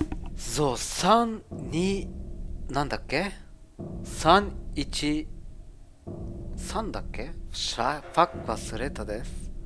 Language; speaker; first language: Japanese; non-native, learner; German